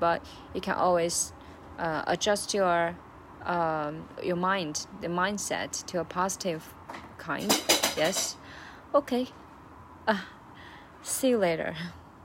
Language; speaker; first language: English; non-native, fluent; Chinese